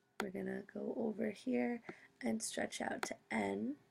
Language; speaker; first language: English; native; English